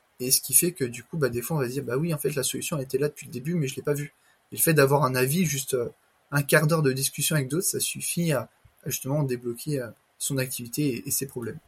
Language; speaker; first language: French; native; French